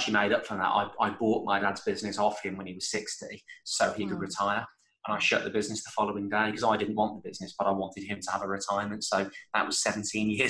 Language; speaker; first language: English; native; English